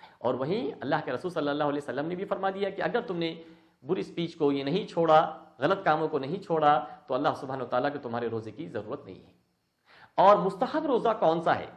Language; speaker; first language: Urdu; native; Urdu